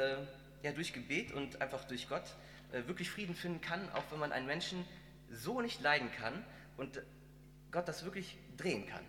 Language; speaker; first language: German; native; German